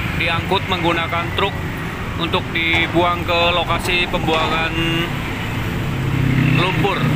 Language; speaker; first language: Indonesian; non-native, local second language; Javanese